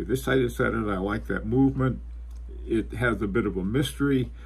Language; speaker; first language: English; native; English